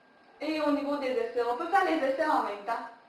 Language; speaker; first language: French; native; French